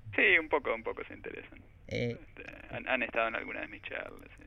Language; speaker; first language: Spanish; native; Spanish